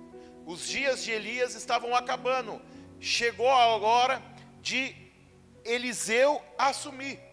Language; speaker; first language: Portuguese; native; Portuguese